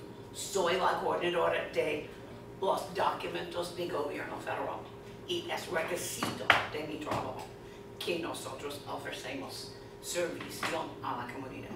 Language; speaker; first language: Spanish; non-native, fluent; English